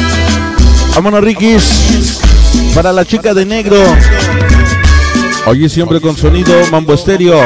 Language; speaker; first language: Spanish; native; Spanish